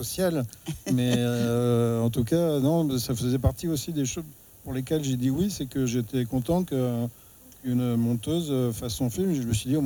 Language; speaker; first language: French; native; French